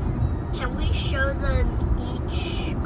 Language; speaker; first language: English; native; English